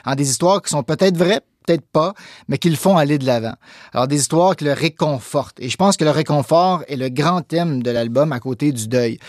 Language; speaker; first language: French; native; French